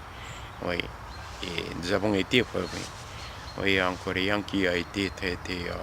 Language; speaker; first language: French; non-native, learner; Korean